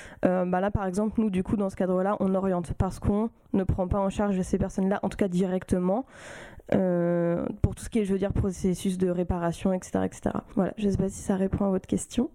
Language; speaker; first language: French; native; French